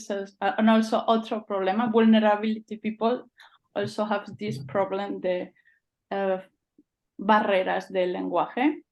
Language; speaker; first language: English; non-native, learner; Spanish